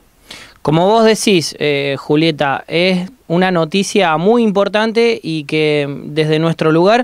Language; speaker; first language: Spanish; native; Spanish